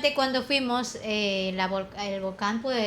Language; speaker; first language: Spanish; non-native, fluent; Filipino